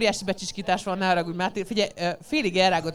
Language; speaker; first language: Hungarian; native; Hungarian